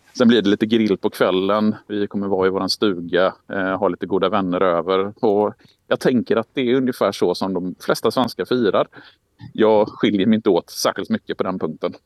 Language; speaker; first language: Swedish; native; Swedish